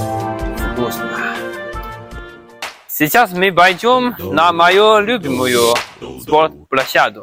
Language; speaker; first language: Russian; non-native, learner; Chinese